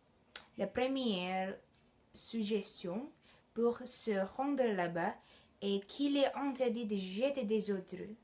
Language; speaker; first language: French; non-native, learner; Indonesian